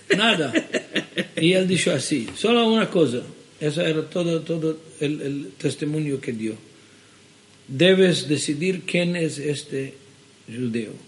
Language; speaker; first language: Spanish; early bilingual, heritage; Spanish